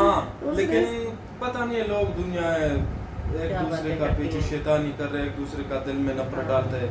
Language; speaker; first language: Hindi; non-native, local second language; Pashto